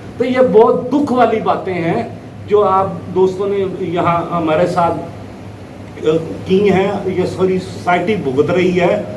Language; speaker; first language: Urdu; non-native, local second language; Punjabi